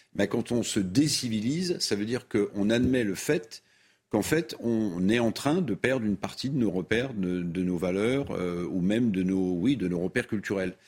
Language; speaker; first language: French; native; French